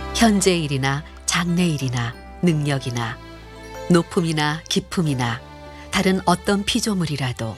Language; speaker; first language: Korean; native; Korean